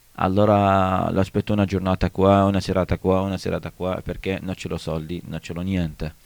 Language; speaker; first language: Italian; non-native, learner; Arabic